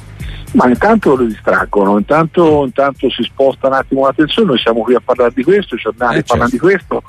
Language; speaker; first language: Italian; native; Italian